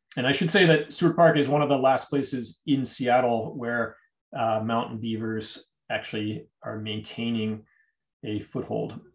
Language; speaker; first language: English; native; English